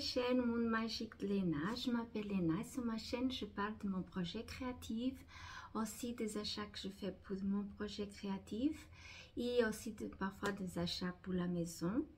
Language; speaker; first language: French; non-native, fluent; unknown